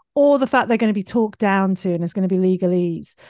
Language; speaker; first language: English; native; English